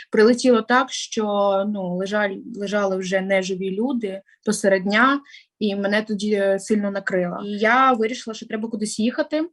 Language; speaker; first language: Ukrainian; non-native, local second language; Russian